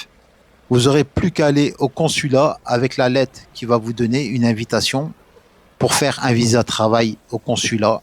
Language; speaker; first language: French; native; French